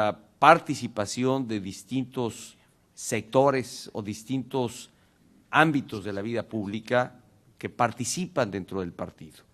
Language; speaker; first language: Spanish; native; Spanish